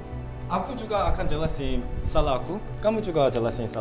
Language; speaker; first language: Indonesian; non-native, learner; Korean